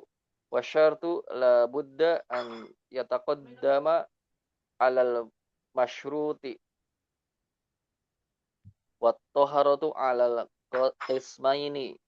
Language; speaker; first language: Arabic; non-native, learner; Indonesian